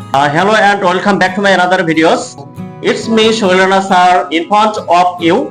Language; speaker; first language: English; non-native, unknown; Bangla